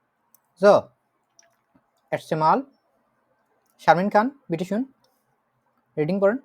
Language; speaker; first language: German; non-native, fluent; Bangla